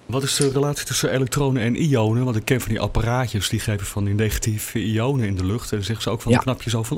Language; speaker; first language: Dutch; native; Dutch